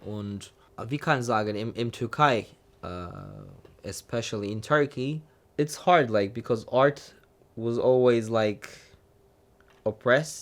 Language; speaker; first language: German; non-native, learner; Turkish